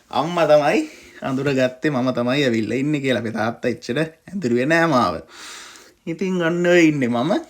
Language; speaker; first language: Sinhala; native; Sinhala